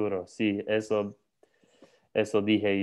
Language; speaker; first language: Spanish; non-native, learner; English